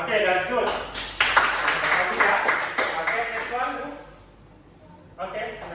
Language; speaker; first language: English; non-native, learner; Indonesian